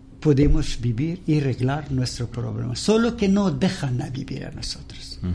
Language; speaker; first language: Spanish; non-native, learner; Persian